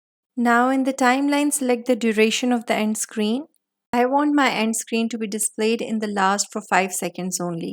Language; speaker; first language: English; non-native, local second language; Hindi